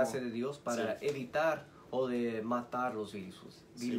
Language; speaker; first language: Spanish; non-native, learner; English